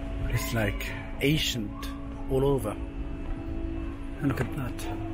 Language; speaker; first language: English; non-native, fluent; Swedish